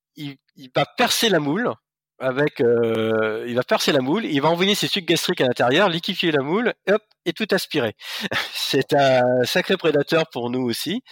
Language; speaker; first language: French; native; French